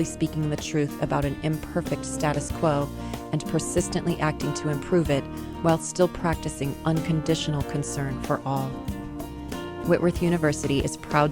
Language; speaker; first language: English; native; English